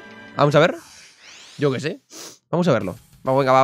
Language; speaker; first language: Spanish; native; Spanish